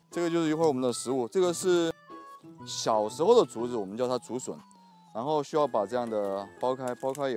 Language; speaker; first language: Chinese; native; Chinese